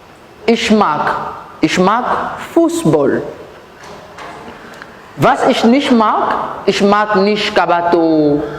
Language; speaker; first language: German; non-native, learner; French